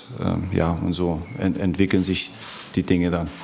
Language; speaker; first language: German; native; German